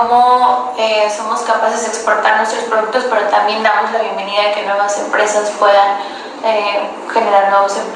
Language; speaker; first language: Spanish; native; Spanish